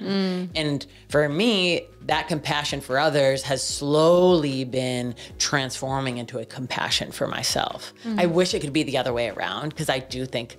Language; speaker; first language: English; native; English